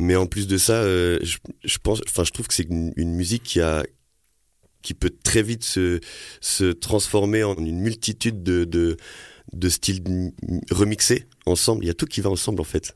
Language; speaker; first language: French; native; French